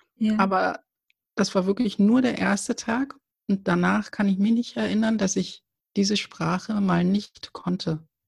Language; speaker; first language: German; early bilingual, other home language; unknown